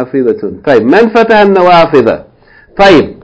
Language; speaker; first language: Arabic; non-native, fluent; English